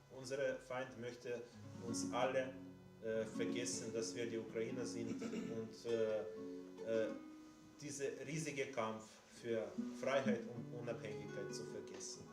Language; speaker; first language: German; non-native, learner; Ukrainian